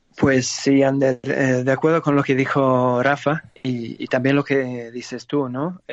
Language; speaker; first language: Spanish; non-native, fluent; English